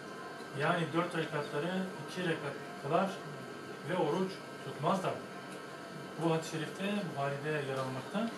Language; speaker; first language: Turkish; native; Turkish